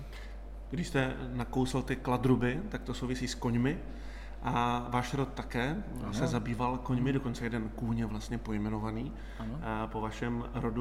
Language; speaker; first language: Czech; native; Czech